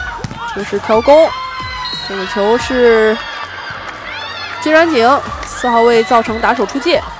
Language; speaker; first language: Chinese; native; Chinese